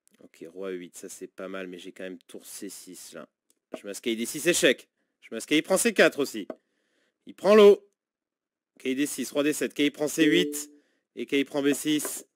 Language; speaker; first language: French; native; French